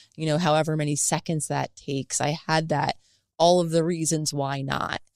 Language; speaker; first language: English; native; English